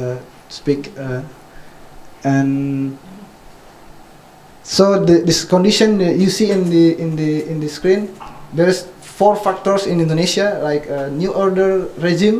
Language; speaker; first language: English; non-native, fluent; Indonesian